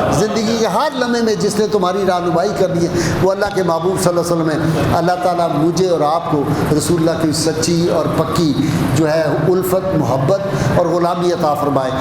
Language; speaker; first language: Urdu; non-native, local second language; Punjabi